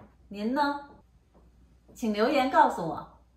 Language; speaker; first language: Chinese; native; Chinese